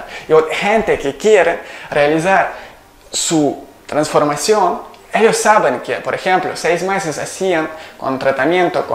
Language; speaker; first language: Spanish; non-native, learner; Ukrainian